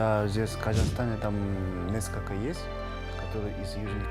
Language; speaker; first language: Russian; non-native, learner; Korean